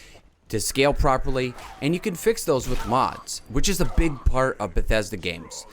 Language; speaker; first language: English; native; English